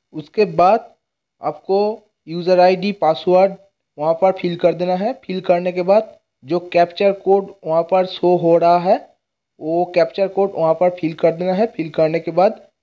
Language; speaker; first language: Hindi; non-native, local second language; Bangla